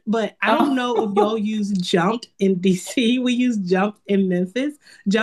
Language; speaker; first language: English; native; English